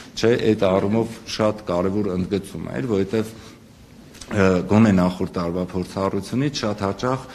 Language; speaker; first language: Armenian; native; Armenian